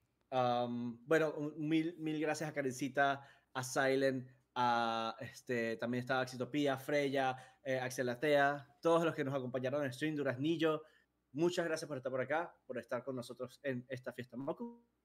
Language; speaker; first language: Spanish; native; Spanish